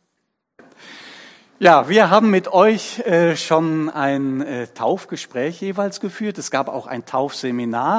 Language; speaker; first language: German; native; German